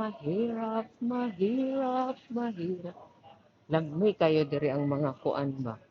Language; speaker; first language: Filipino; non-native, local second language; Cebuano